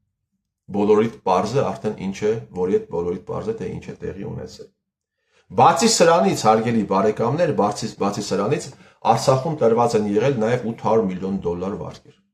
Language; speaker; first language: Armenian; native; Armenian